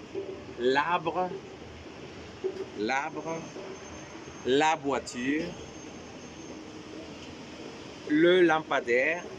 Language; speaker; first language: French; non-native, fluent; Spanish